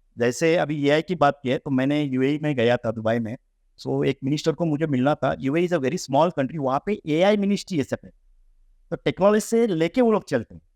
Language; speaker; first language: Hindi; non-native, local second language; Marathi